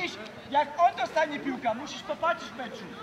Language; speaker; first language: Polish; early bilingual, heritage; Polish